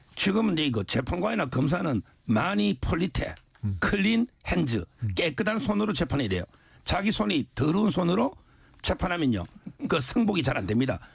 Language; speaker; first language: Korean; native; Korean